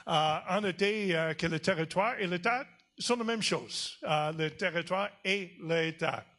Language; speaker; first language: French; non-native, fluent; English